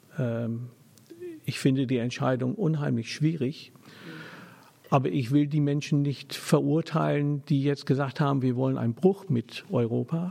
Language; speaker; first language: German; non-native, fluent; English